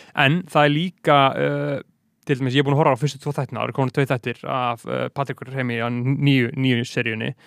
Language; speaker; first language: Icelandic; native; Icelandic